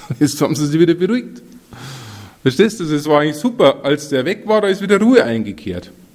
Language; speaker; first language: German; native; German